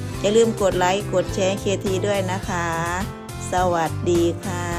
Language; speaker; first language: Thai; native; Thai